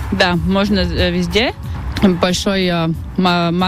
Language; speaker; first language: Russian; non-native, learner; Latvian